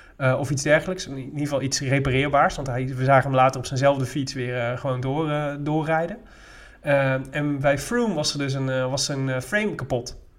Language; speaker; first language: Dutch; native; Dutch